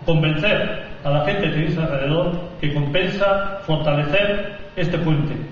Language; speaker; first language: Spanish; native; Spanish